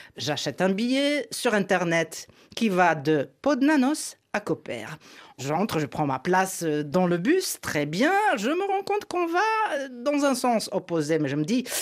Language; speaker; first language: French; non-native, fluent; Polish